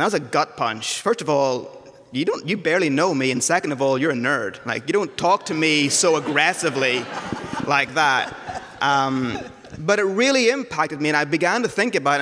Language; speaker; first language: English; native; English